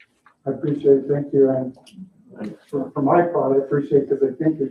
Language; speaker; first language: English; native; English